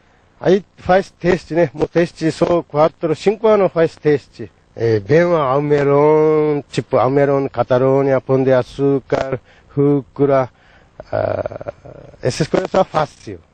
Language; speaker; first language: Portuguese; non-native, learner; Japanese